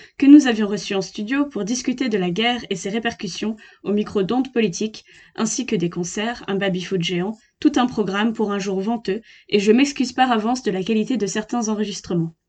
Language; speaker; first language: French; native; French